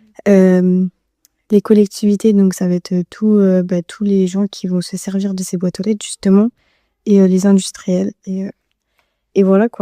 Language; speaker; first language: French; native; French